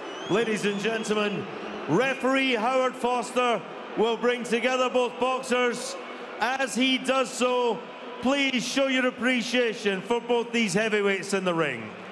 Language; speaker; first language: English; native; English